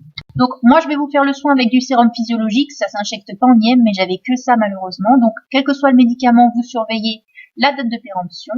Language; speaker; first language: French; native; French